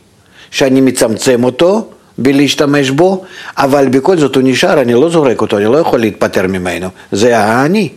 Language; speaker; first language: Hebrew; non-native, fluent; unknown